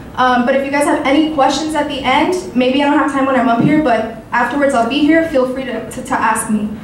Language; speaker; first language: English; early bilingual, other home language; Spanish